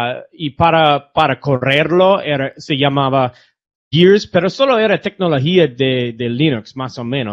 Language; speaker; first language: Spanish; non-native, fluent; English